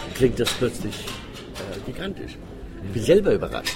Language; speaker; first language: German; non-native, fluent; Greek